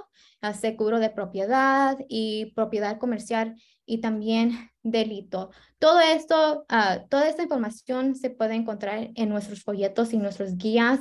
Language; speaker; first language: Spanish; early bilingual, heritage; Spanish